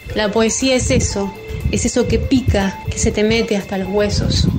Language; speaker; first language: Spanish; native; Spanish